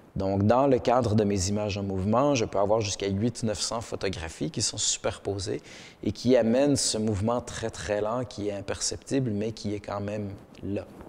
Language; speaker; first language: French; early bilingual, other home language; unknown